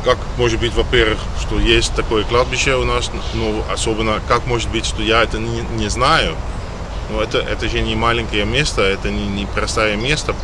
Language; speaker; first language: Russian; non-native, fluent; Dutch